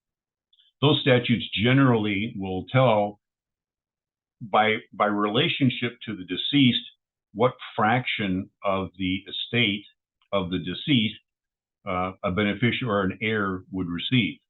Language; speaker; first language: English; native; English